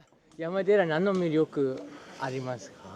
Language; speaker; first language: Japanese; non-native, fluent; English